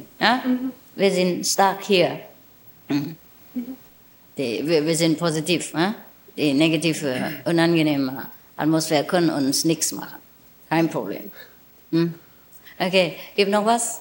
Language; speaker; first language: German; non-native, learner; Vietnamese